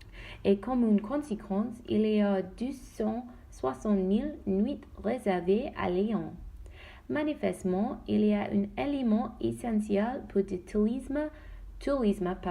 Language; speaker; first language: French; non-native, learner; Dutch